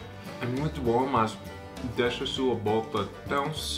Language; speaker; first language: Portuguese; non-native, fluent; English